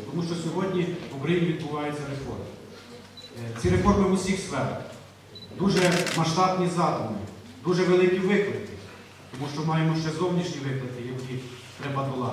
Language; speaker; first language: Ukrainian; native; Ukrainian